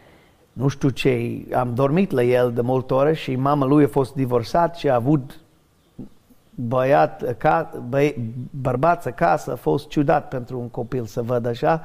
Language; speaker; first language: Romanian; non-native, learner; English